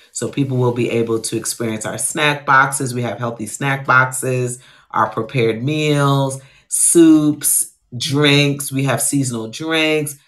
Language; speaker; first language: English; native; English